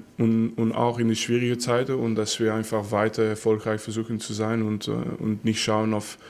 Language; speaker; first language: German; non-native, fluent; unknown